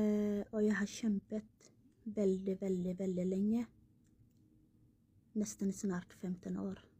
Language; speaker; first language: Norwegian; non-native, learner; Somali